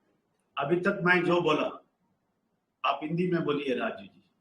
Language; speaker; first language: Hindi; non-native, local second language; Telugu